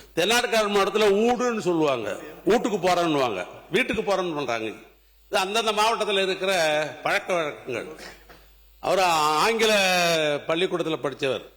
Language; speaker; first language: Tamil; native; Tamil